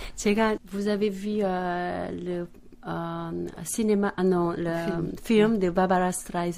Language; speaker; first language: French; non-native, fluent; Korean